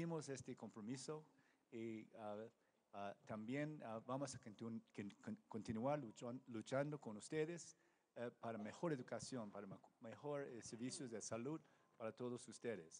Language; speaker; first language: Spanish; non-native, learner; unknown